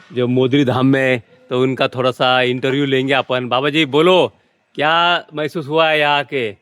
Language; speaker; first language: Hindi; non-native, local second language; Marathi